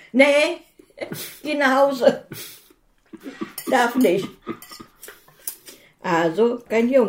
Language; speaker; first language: German; non-native, fluent; Filipino